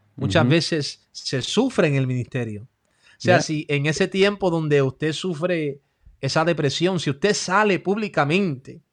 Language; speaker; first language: Spanish; early bilingual, heritage; Spanish